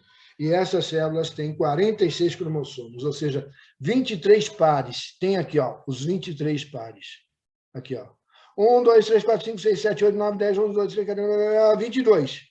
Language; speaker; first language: Portuguese; native; Portuguese